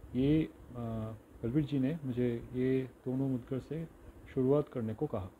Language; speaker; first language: Hindi; non-native, local second language; Bangla